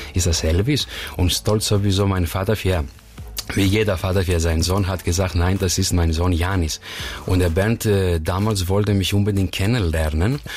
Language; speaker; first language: German; non-native, fluent; Greek